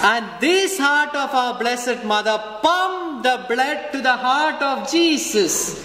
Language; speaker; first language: English; non-native, local second language; Malayalam